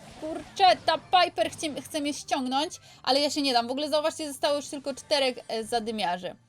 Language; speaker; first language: Polish; native; Polish